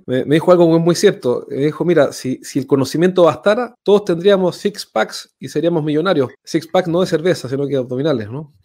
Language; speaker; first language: Spanish; native; Spanish